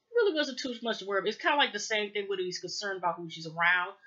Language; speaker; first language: English; native; English